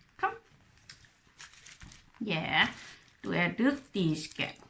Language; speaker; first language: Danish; non-native, learner; Thai